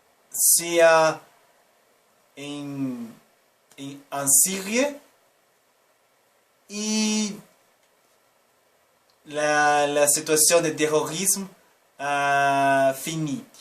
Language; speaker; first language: French; non-native, learner; Portuguese